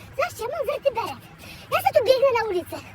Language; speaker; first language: Polish; native; Polish